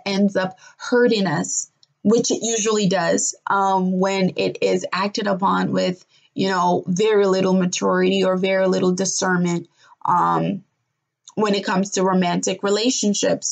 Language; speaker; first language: English; non-native, local second language; Yoruba